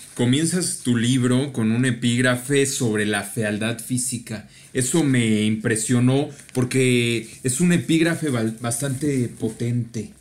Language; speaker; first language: Spanish; native; Spanish